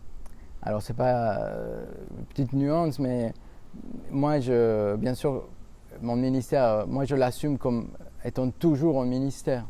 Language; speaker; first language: French; non-native, fluent; Spanish